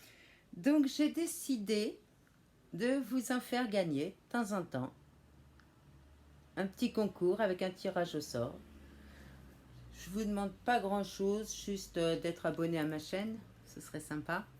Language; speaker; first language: French; native; French